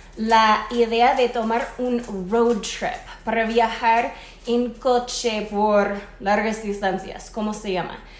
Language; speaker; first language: Spanish; non-native, fluent; English